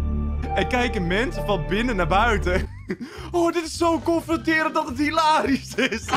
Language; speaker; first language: Dutch; native; Dutch